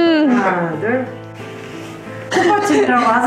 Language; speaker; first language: Korean; native; Korean